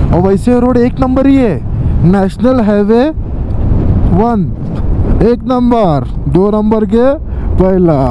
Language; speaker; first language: Hindi; non-native, local second language; Marathi